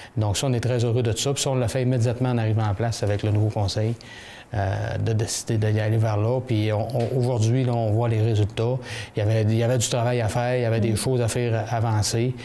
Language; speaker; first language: French; native; French